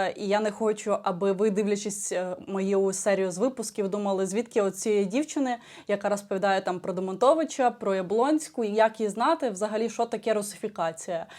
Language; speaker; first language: Ukrainian; non-native, local second language; Russian